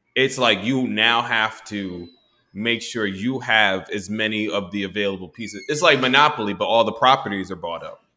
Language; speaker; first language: English; native; English